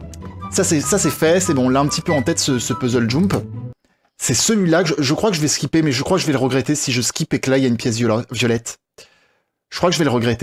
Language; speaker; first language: French; native; French